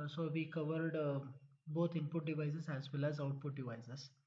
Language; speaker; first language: English; non-native, local second language; Kannada